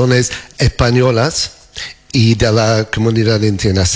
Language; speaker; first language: Spanish; non-native, learner; English